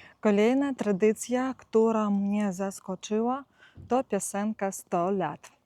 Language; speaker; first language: Polish; non-native, fluent; Ukrainian